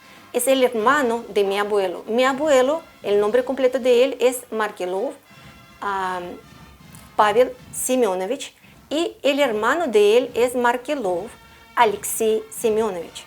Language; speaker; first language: Spanish; non-native, fluent; Russian